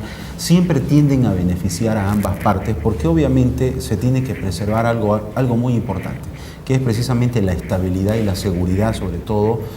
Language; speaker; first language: Spanish; native; Spanish